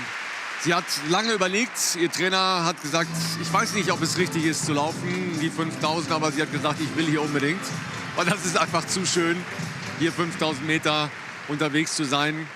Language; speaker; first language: German; native; German